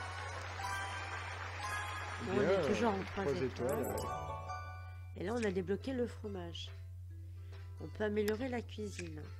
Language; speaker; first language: French; native; French